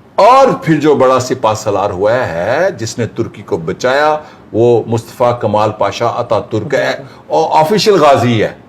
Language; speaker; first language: Urdu; non-native, local second language; Punjabi